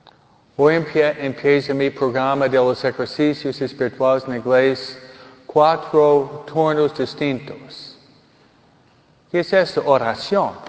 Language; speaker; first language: Spanish; non-native, fluent; English